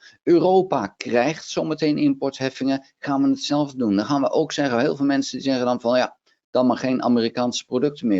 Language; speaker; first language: Dutch; native; Dutch